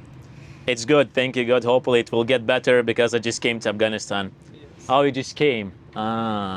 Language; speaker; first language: English; non-native, learner; Lithuanian